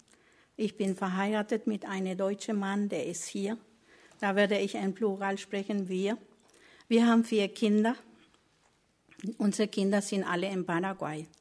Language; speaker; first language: German; non-native, learner; Spanish